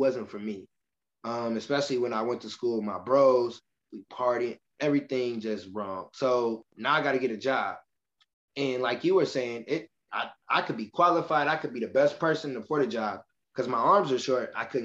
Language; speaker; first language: English; native; English